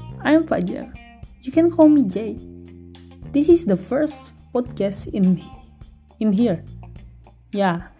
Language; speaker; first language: English; non-native, learner; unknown